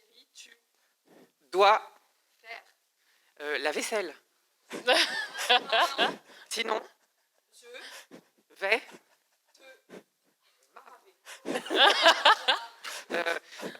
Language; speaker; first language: French; native; French